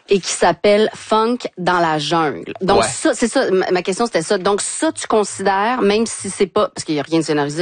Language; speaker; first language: French; native; French